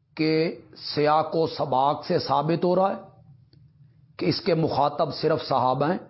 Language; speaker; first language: Urdu; non-native, local second language; Punjabi